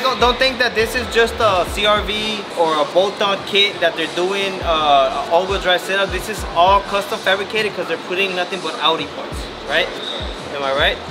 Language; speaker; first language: English; early bilingual, other home language; Spanish